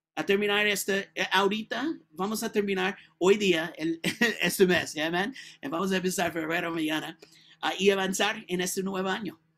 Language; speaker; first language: Spanish; non-native, learner; English